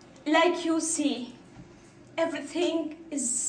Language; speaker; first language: English; non-native, learner; Arabic